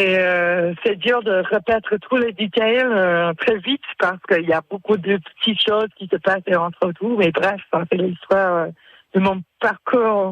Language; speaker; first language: French; non-native, fluent; English